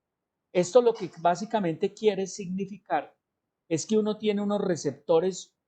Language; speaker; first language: Spanish; native; Spanish